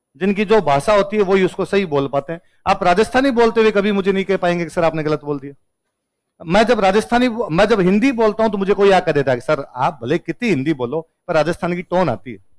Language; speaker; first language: Hindi; non-native, local second language; Rajasthani